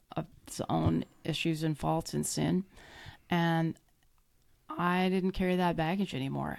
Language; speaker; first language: English; native; English